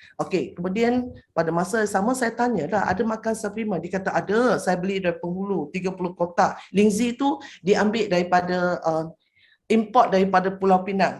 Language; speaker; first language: Malay; non-native, local second language; Chinese